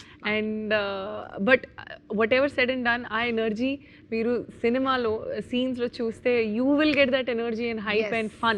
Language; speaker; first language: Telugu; non-native, learner; Hindi